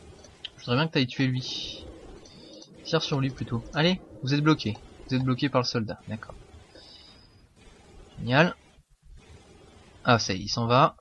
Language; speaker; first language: French; native; French